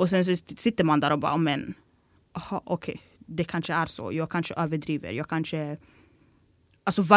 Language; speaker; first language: Swedish; early bilingual, other home language; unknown